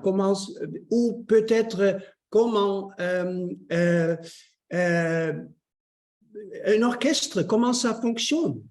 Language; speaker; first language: French; non-native, learner; Dutch